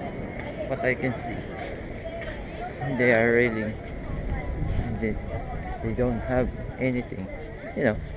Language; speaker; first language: English; non-native, local second language; Filipino